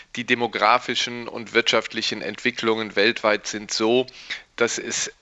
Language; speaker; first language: German; native; German